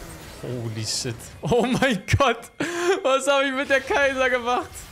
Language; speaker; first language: German; native; German